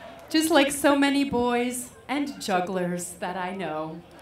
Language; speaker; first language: English; native; English